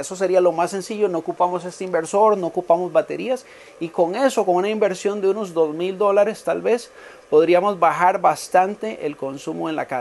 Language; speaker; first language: Spanish; native; Spanish